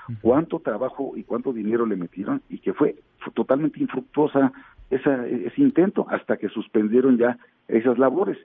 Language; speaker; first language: Spanish; native; Spanish